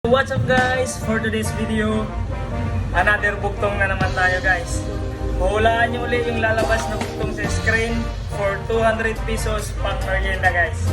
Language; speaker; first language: Filipino; non-native, local second language; Waray